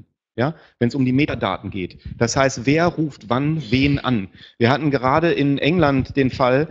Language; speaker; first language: German; native; German